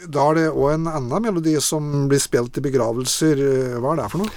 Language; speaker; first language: Norwegian; native; Norwegian